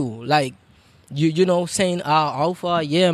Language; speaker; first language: English; non-native, local second language; Krio